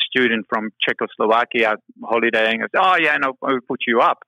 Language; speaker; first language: English; non-native, fluent; Czech